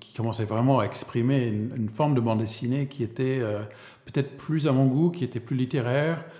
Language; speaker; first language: French; non-native, fluent; English